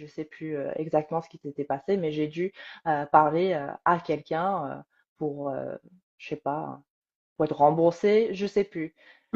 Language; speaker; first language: French; native; French